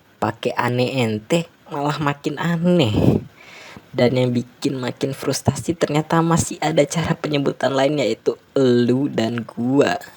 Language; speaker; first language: Indonesian; non-native, local second language; Minangkabau